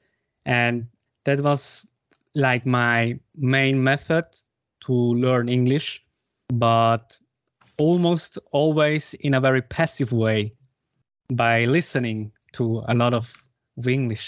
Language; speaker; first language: English; non-native, fluent; Swiss German